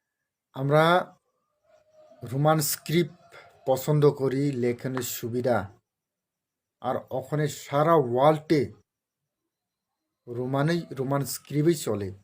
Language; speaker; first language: Bangla; non-native, local second language; Kok Borok